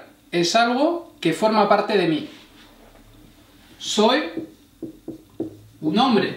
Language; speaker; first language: Spanish; non-native, fluent; French